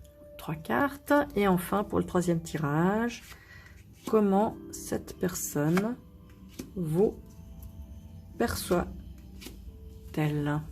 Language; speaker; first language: French; native; French